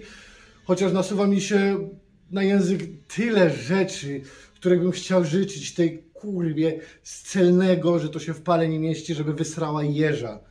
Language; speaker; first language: Polish; native; Polish